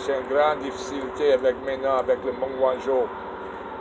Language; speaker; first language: French; non-native, learner; English